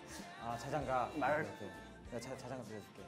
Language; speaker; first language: Korean; native; Korean